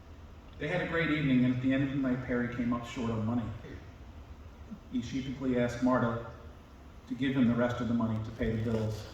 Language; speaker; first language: English; native; English